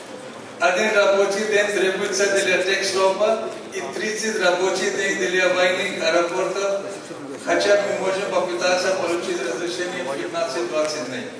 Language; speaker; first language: Russian; non-native, learner; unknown